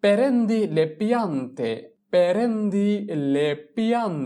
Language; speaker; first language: Italian; non-native, fluent; Bangla